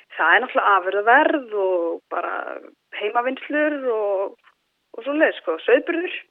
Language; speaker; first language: Icelandic; native; Icelandic